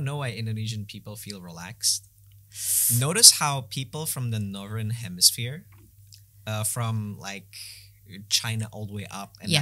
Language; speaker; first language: English; non-native, fluent; Indonesian